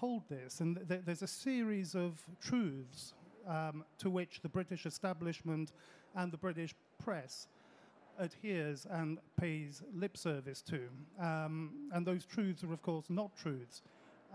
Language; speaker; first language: English; early bilingual, other home language; French